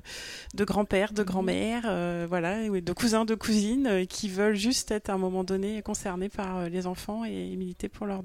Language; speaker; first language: French; native; French